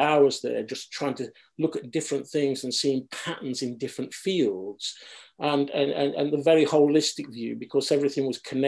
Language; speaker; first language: English; native; English